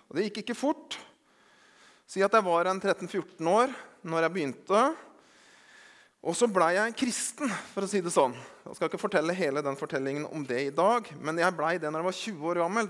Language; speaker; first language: Norwegian; native; Norwegian